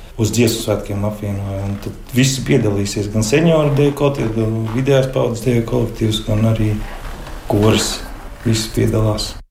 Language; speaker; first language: Latvian; native; Latvian